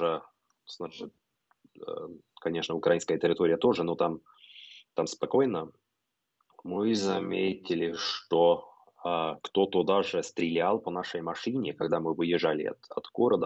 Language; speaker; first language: Russian; non-native, fluent; Norwegian